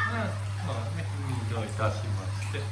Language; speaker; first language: Japanese; native; Japanese